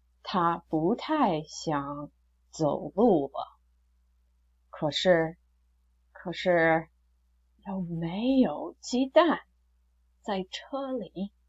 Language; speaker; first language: Chinese; non-native, fluent; English